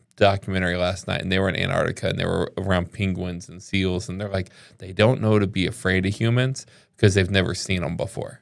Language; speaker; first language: English; native; English